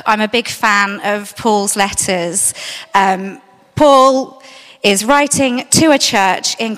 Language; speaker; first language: English; native; English